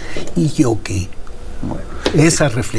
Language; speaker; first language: Spanish; native; Spanish